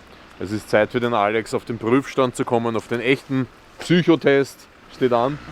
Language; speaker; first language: German; native; German